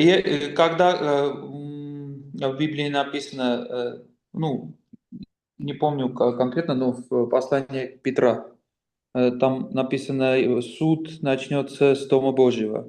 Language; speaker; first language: Russian; non-native, local second language; Armenian